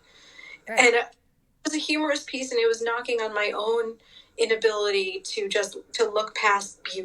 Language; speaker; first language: English; native; English